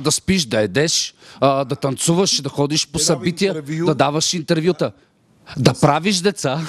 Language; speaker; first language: Bulgarian; native; Bulgarian